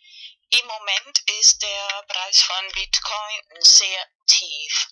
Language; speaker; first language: German; non-native, fluent; Spanish